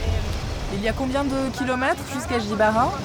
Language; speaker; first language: French; native; French